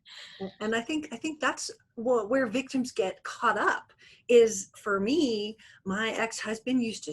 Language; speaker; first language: English; native; English